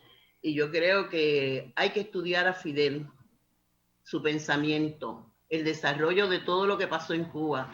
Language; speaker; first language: Spanish; native; Spanish